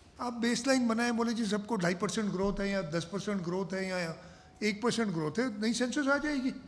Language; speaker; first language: Urdu; non-native, local second language; Sindhi